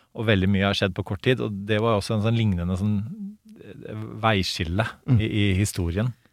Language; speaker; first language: Norwegian; native; Norwegian